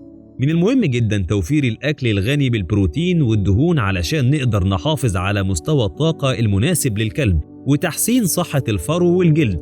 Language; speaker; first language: Arabic; native; Arabic